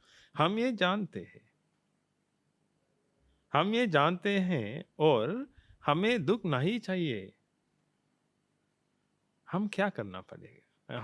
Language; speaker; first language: Hindi; non-native, fluent; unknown